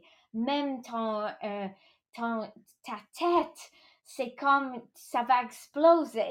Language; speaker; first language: French; non-native, local second language; English